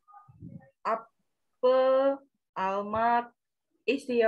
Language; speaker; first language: Turkish; non-native, learner; Indonesian